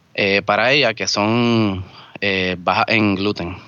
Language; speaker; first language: Spanish; native; Spanish